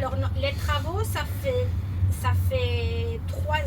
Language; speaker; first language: French; native; French